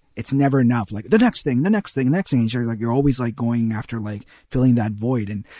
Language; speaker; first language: English; early bilingual, heritage; Spanish